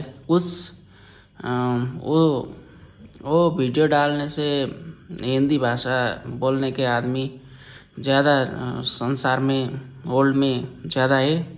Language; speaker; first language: Hindi; non-native, learner; Nepali